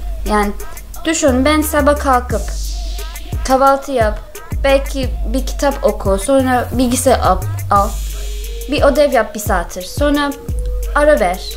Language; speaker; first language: Turkish; non-native, learner; English